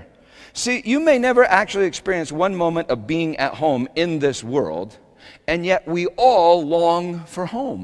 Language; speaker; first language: English; native; English